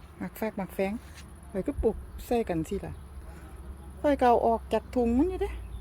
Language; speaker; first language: Thai; native; Thai